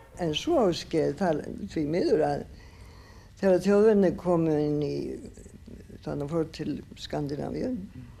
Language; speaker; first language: Icelandic; native; Icelandic